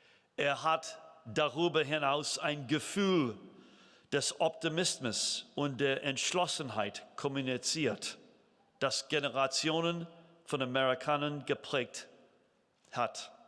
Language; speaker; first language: German; non-native, fluent; English